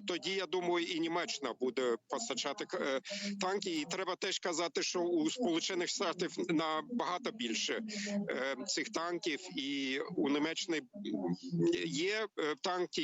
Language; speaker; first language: Ukrainian; non-native, learner; German